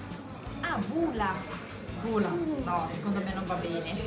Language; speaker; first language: Italian; native; Italian